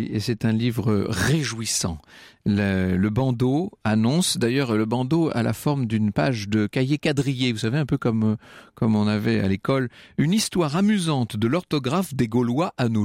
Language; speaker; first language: French; native; French